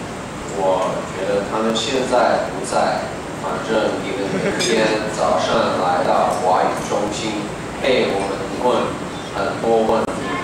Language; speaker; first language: Chinese; non-native, fluent; English